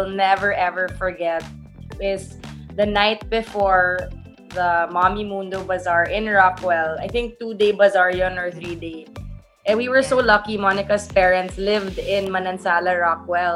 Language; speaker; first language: English; non-native, local second language; Filipino